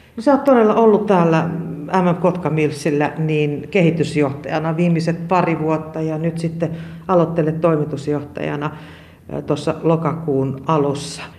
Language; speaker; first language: Finnish; native; Finnish